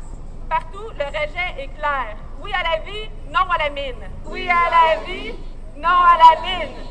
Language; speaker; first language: French; native; French